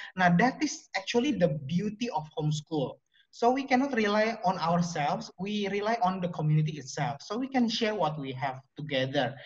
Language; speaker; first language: English; non-native, fluent; Indonesian